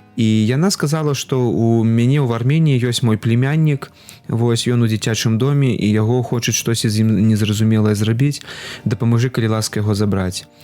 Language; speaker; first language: Belarusian; non-native, local second language; Russian